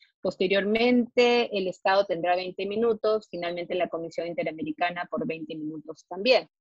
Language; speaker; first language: Spanish; native; Spanish